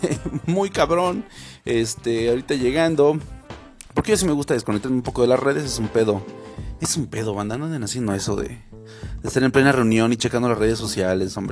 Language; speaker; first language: Spanish; native; Spanish